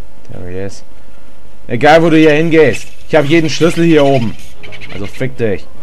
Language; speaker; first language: German; native; German